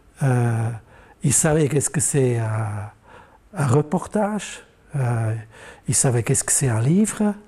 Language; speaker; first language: French; non-native, local second language; German